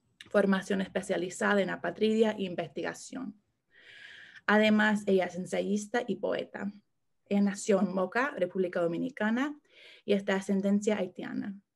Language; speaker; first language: Spanish; non-native, fluent; English